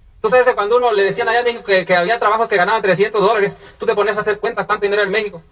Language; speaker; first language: Spanish; native; Spanish